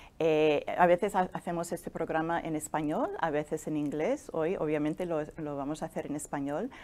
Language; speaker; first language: Spanish; non-native, fluent; English